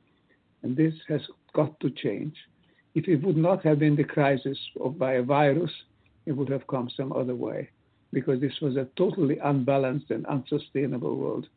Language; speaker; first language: English; non-native, fluent; Hungarian